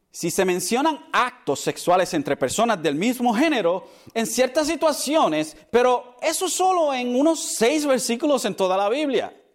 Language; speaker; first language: Spanish; early bilingual, heritage; Spanish